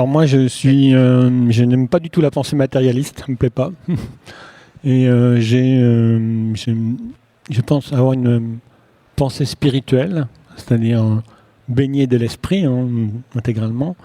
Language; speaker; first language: French; native; French